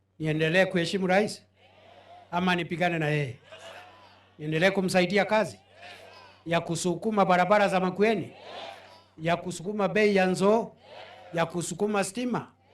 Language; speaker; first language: Swahili; non-native, local second language; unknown